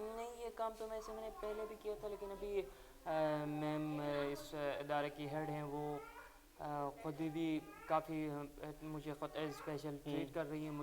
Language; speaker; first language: Urdu; non-native, local second language; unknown